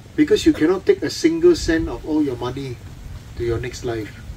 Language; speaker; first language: English; non-native, local second language; Chinese